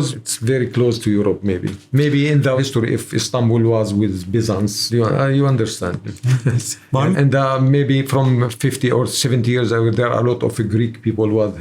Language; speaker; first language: English; non-native, learner; Arabic